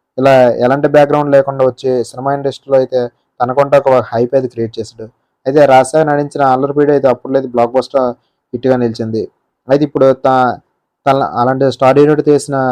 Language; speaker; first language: Telugu; native; Telugu